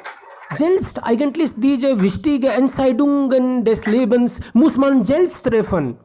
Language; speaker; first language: German; non-native, fluent; Hindi